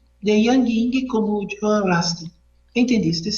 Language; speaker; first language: Spanish; non-native, learner; Portuguese